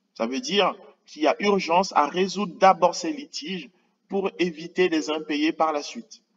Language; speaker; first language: French; native; French